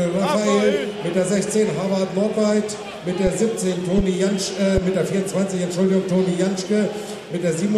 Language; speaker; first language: German; native; German